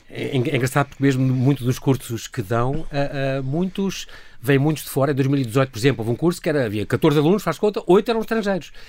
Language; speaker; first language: Portuguese; native; Portuguese